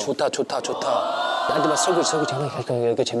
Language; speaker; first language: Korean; non-native, fluent; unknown